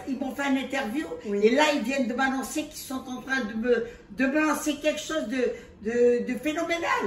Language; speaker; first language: French; native; French